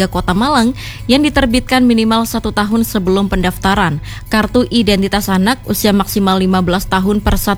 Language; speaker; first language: Indonesian; native; Indonesian